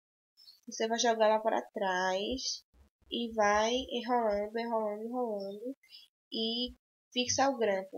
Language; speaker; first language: Portuguese; native; Portuguese